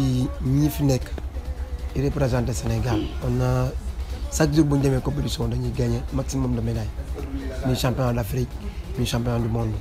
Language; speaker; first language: French; non-native, local second language; Wolof